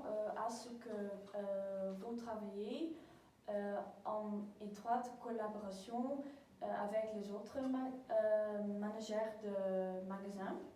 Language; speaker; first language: French; non-native, learner; Dutch